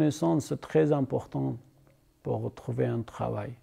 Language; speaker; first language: French; non-native, learner; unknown